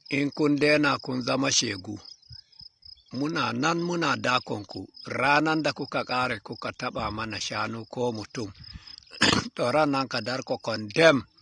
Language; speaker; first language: Hausa; non-native, local second language; Fula